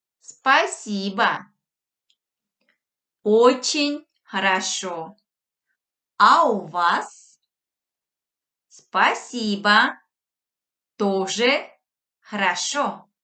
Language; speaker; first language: Russian; non-native, fluent; Korean